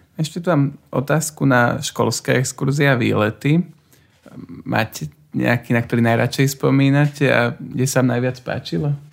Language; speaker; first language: Slovak; native; Slovak